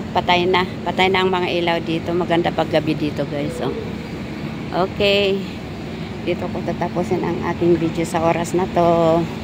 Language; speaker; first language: Filipino; native; Filipino